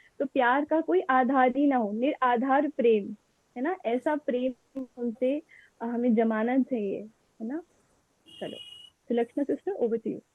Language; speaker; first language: Hindi; native; Hindi